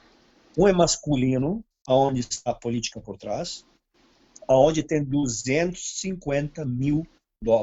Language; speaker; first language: Portuguese; non-native, fluent; Serbian